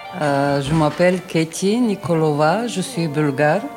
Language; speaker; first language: French; non-native, learner; Bulgarian